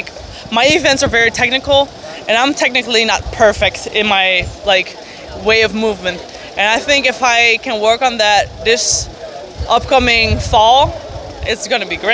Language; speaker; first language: English; non-native, fluent; Dutch